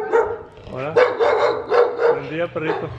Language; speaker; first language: Spanish; non-native, fluent; Italian